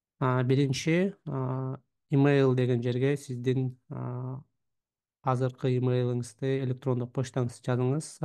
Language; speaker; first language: Kyrgyz; native; Kyrgyz